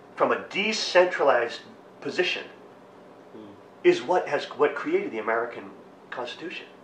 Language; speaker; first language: English; native; English